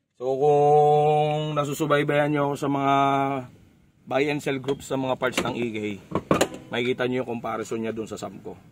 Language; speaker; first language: Filipino; native; Filipino